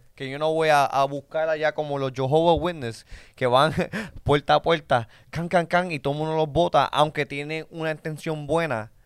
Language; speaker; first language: Spanish; early bilingual, other home language; English